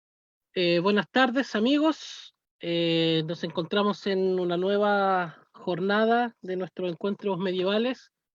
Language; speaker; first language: Spanish; native; Spanish